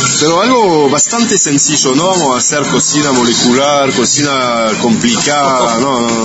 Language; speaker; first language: Spanish; non-native, fluent; French